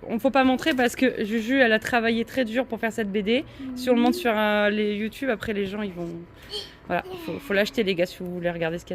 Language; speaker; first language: French; native; French